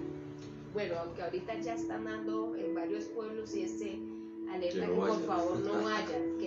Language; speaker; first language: Spanish; native; Spanish